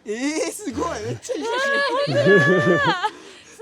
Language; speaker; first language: Japanese; native; Japanese